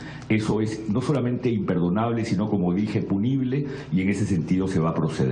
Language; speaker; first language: Spanish; native; Spanish